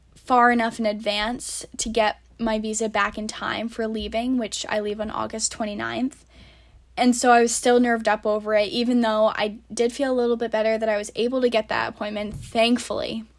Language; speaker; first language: English; native; English